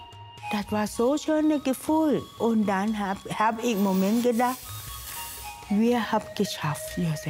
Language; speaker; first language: German; non-native, learner; Thai